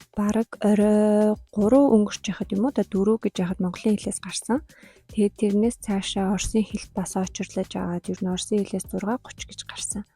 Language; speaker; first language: Mongolian; non-native, local second language; Kazakh